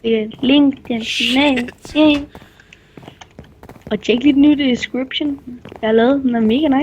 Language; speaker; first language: Danish; native; Danish